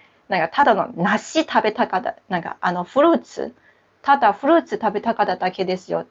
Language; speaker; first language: Japanese; non-native, local second language; Chinese